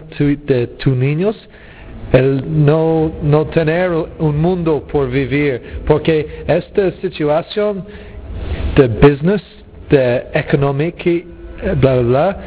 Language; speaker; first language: Spanish; non-native, learner; English